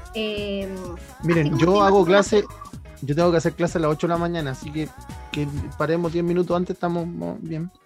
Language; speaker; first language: Spanish; native; Spanish